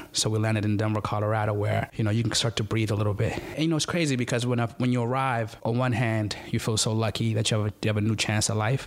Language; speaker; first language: English; non-native, local second language; Ganda